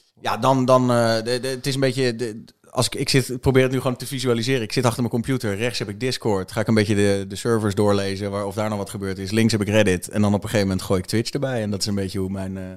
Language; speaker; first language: Dutch; native; Dutch